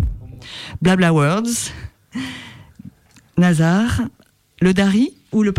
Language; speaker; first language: French; native; French